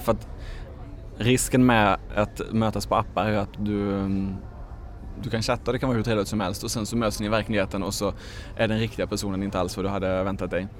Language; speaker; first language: Swedish; native; Swedish